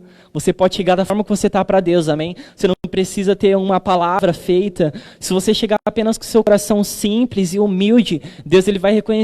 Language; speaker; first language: Portuguese; native; Portuguese